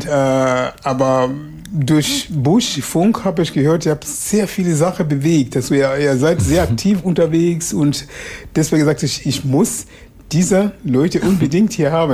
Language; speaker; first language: German; non-native, fluent; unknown